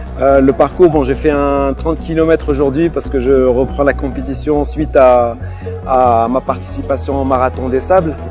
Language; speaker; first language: French; non-native, local second language; Arabic